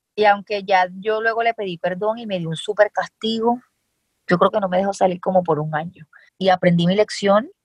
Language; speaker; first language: Spanish; native; Spanish